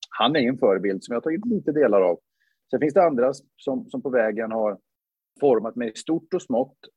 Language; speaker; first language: Swedish; native; Swedish